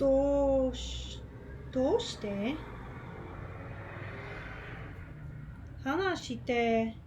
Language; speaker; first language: Japanese; non-native, learner; English